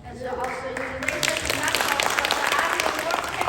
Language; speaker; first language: Dutch; non-native, fluent; Indonesian